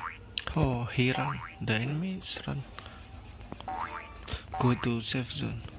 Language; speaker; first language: English; non-native, learner; Indonesian